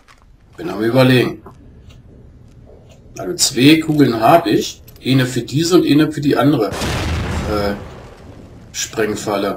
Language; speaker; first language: German; native; German